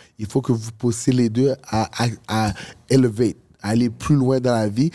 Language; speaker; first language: French; early bilingual, other home language; Haitian Creole